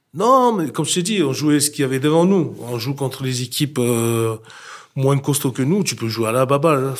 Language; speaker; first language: French; non-native, fluent; English